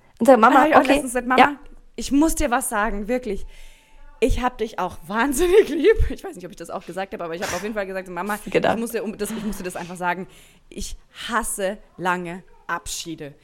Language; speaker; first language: German; native; German